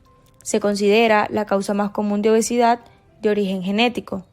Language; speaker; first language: Spanish; native; Spanish